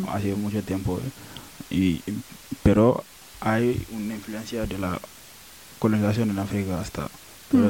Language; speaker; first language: Spanish; non-native, learner; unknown